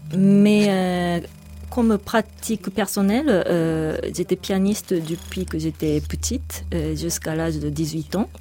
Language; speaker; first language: French; non-native, fluent; Japanese